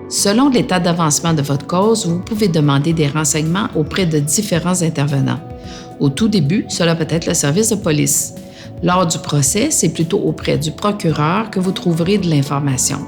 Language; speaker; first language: French; native; French